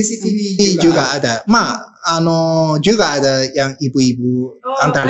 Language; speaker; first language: Indonesian; non-native, learner; Japanese